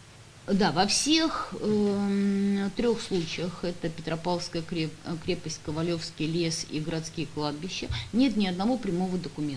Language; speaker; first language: Russian; native; Russian